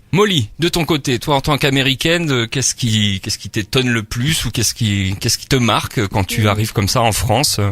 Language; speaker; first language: French; native; French